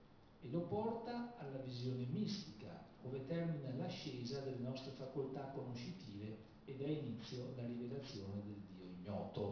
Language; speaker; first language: Italian; native; Italian